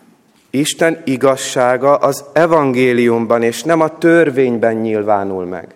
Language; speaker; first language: Hungarian; native; Hungarian